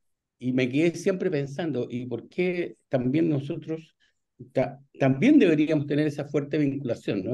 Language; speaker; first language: Spanish; native; Spanish